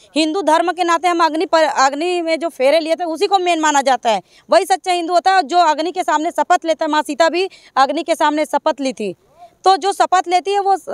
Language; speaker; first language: Hindi; native; Hindi